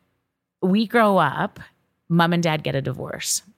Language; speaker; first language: English; native; English